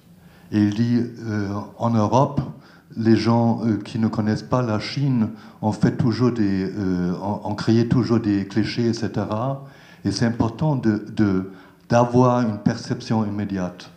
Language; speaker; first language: French; non-native, learner; German